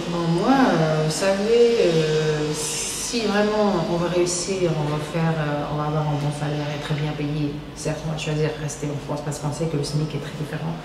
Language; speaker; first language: French; non-native, local second language; Wolof